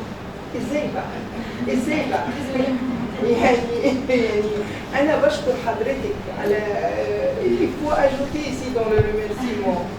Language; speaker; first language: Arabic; native; Arabic